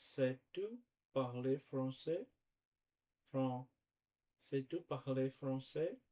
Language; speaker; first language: French; non-native, learner; Portuguese